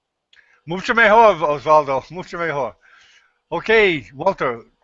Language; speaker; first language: Spanish; non-native, learner; English